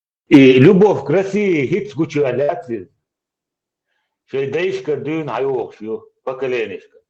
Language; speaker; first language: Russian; non-native, local second language; Chechen